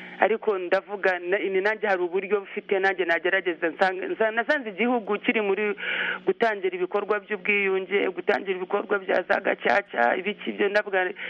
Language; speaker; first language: Kinyarwanda; early bilingual, heritage; Kinyarwanda